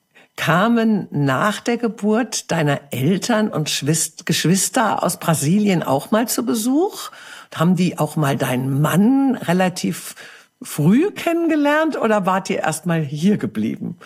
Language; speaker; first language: German; native; German